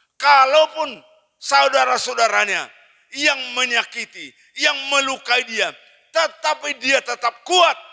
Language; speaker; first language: Indonesian; non-native, local second language; Batak Toba